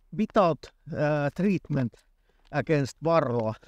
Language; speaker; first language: English; non-native, fluent; Finnish